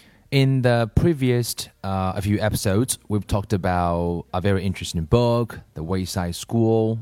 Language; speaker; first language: English; non-native, fluent; Chinese